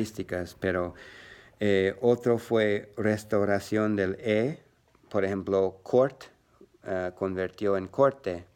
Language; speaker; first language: Spanish; non-native, learner; English